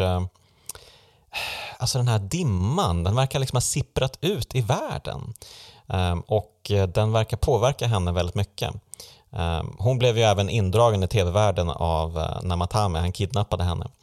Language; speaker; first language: Swedish; native; Swedish